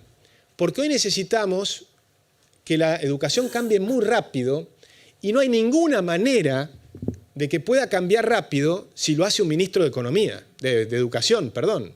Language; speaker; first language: Spanish; native; Spanish